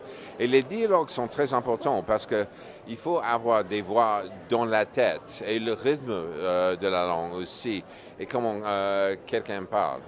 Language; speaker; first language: French; non-native, fluent; English